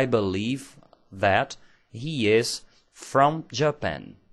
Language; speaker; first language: English; non-native, fluent; Portuguese